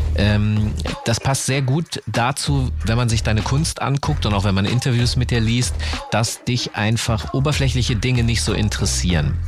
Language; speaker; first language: German; native; German